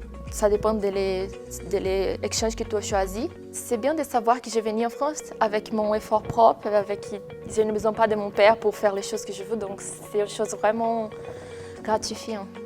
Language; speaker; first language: French; non-native, fluent; Portuguese